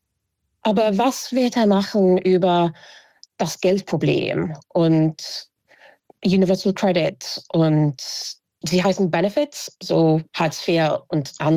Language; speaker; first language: German; non-native, fluent; English